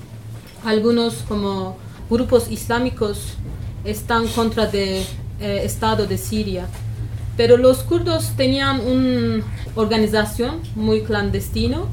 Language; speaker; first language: Spanish; non-native, learner; Kurdish